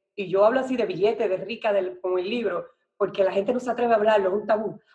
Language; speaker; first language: Spanish; native; Spanish